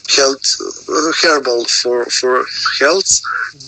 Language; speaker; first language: English; non-native, learner; Serbian